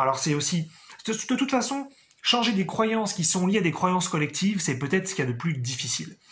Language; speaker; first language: French; native; French